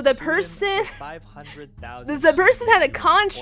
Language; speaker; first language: English; native; English